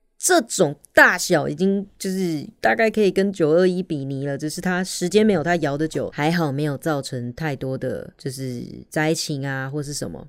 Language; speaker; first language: Chinese; native; Chinese